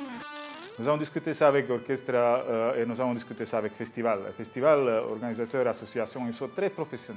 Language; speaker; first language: French; non-native, learner; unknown